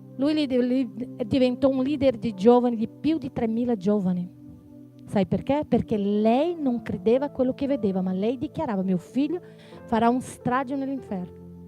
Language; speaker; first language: Italian; non-native, fluent; Portuguese